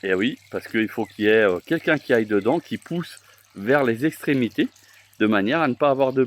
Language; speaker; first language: French; native; French